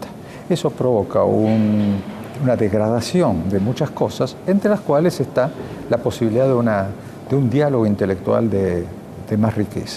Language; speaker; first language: Spanish; native; Spanish